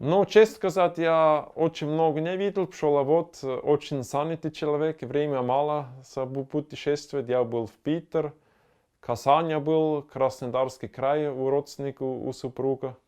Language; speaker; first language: Russian; non-native, learner; German